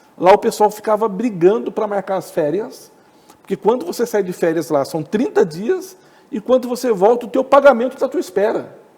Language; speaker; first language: Portuguese; native; Portuguese